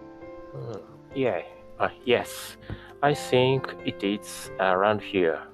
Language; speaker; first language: English; non-native, learner; Japanese